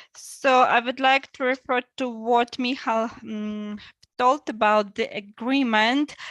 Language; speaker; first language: English; non-native, fluent; Ukrainian